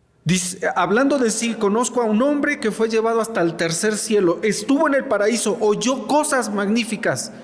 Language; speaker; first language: Spanish; native; Spanish